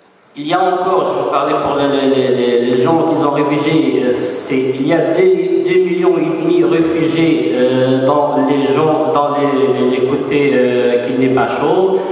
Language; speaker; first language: French; non-native, fluent; Arabic